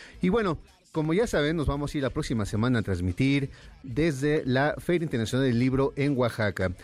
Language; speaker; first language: Spanish; native; Spanish